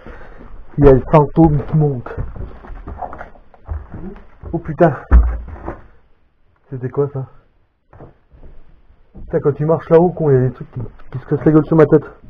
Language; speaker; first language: French; native; French